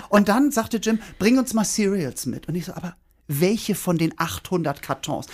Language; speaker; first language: German; native; German